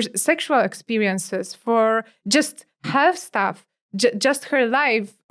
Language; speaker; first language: English; non-native, fluent; Polish